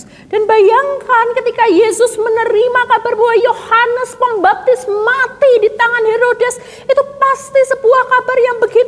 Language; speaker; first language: Indonesian; native; Indonesian